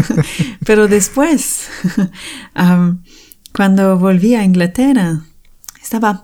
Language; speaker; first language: Spanish; non-native, fluent; English